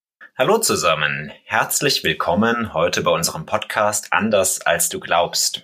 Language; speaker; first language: German; native; German